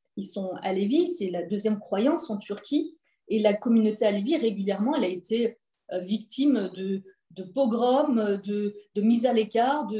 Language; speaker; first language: French; early bilingual, other home language; Turkish